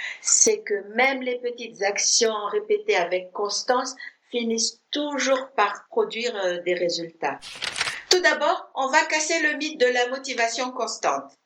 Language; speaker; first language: French; non-native, fluent; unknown